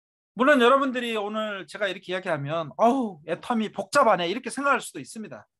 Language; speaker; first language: Korean; native; Korean